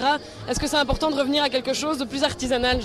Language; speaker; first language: French; native; French